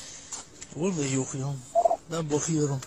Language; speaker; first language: Turkish; non-native, learner; Arabic